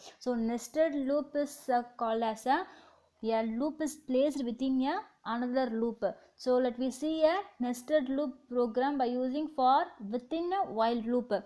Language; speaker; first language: English; non-native, local second language; Tamil